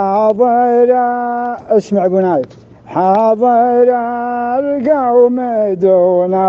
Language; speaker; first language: Arabic; native; Arabic